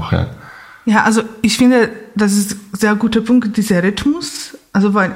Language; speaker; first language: German; non-native, fluent; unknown